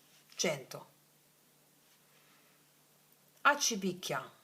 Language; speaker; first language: Italian; native; Italian